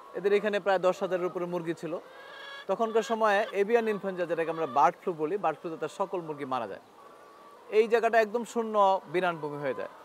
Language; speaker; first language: Bangla; native; Bangla